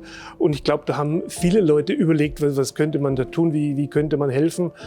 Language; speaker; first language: German; native; German